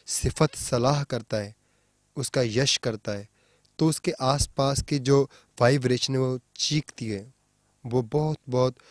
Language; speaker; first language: Hindi; non-native, local second language; Punjabi